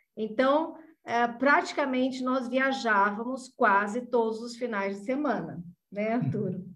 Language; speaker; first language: Portuguese; native; Portuguese